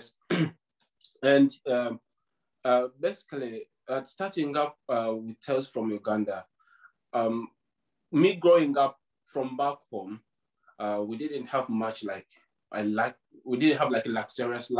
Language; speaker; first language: English; non-native, local second language; Ganda